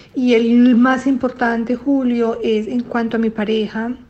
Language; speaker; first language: Spanish; native; Spanish